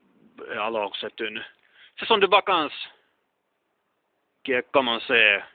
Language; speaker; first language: French; non-native, learner; Finnish